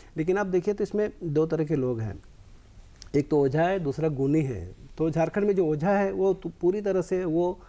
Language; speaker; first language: Hindi; native; Hindi